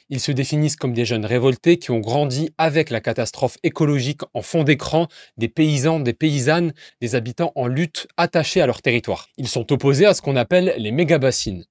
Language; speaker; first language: French; native; French